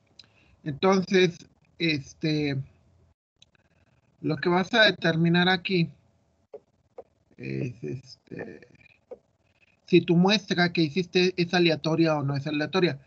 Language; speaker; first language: Spanish; native; Spanish